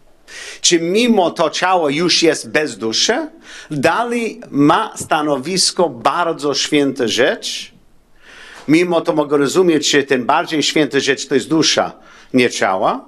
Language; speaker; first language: Polish; non-native, learner; English